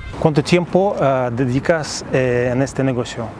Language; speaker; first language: Spanish; non-native, fluent; Russian